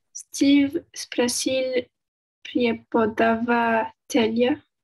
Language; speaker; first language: Russian; non-native, learner; French